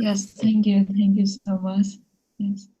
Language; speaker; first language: English; non-native, learner; Vietnamese